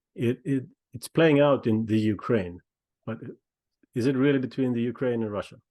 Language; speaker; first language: English; non-native, fluent; Swedish